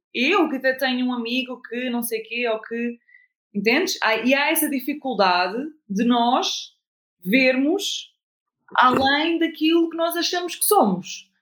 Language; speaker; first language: Portuguese; native; Portuguese